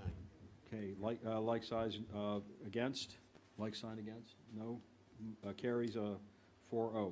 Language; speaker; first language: English; native; English